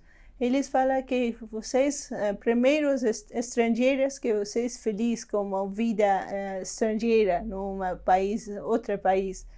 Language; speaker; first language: Portuguese; non-native, learner; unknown